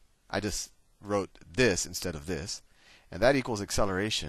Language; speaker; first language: English; native; English